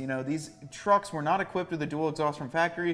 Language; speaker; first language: English; native; English